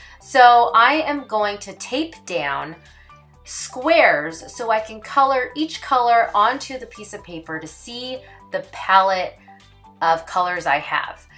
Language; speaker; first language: English; native; English